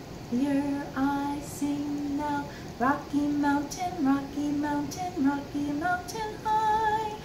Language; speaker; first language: English; native; English